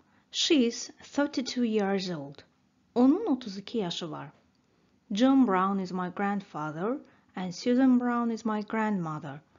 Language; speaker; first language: English; non-native, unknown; Azerbaijani